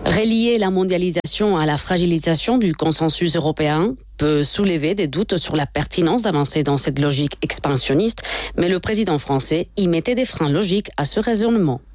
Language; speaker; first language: French; non-native, fluent; Spanish